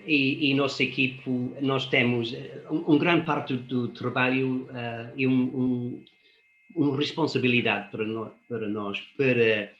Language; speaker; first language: Portuguese; non-native, fluent; English